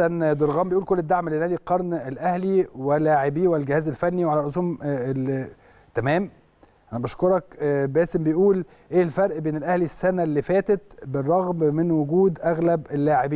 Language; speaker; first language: Arabic; native; Arabic